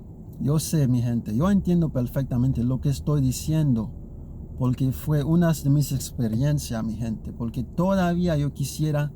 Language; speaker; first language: Spanish; non-native, learner; Haitian Creole